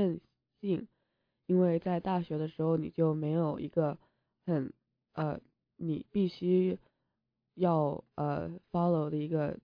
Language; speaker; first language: Chinese; early bilingual, heritage; Chinese